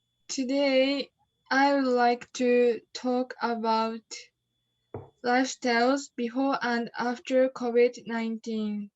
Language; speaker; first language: English; non-native, learner; Japanese